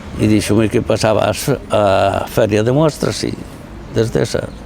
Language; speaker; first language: Galician; native; Galician